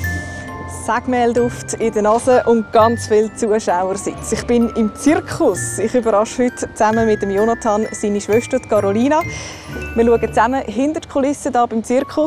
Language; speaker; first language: German; native; German